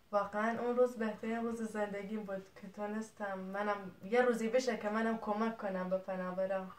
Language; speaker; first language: Persian; non-native, fluent; Kurdish